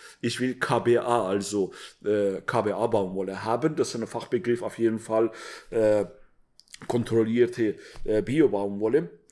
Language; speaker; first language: German; non-native, fluent; Persian